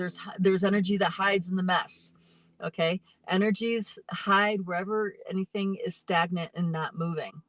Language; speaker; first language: English; native; English